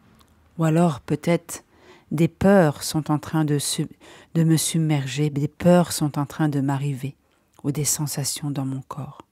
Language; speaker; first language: French; native; French